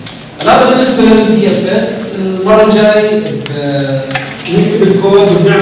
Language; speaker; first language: Arabic; native; Arabic